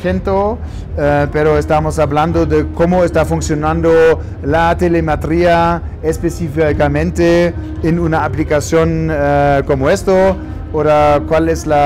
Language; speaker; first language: Spanish; non-native, fluent; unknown